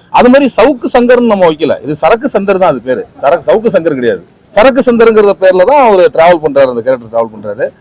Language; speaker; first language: Tamil; native; Tamil